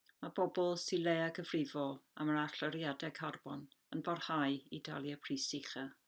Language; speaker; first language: Welsh; non-native, local second language; English